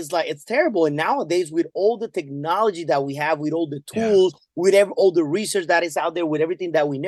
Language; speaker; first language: English; non-native, fluent; Spanish